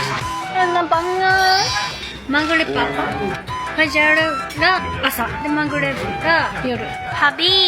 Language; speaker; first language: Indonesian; non-native, learner; Japanese